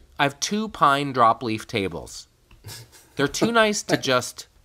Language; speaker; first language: English; native; English